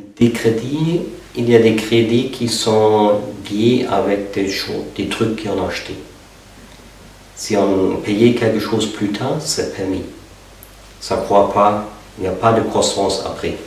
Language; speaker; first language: French; non-native, fluent; German